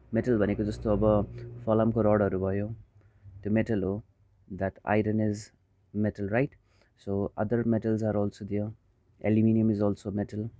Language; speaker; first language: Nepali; non-native, local second language; Hindi